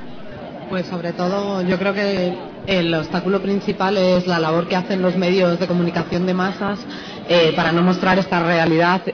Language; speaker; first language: Spanish; native; Spanish